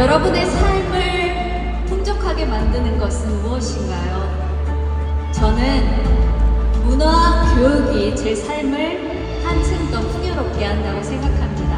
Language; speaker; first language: Korean; native; Korean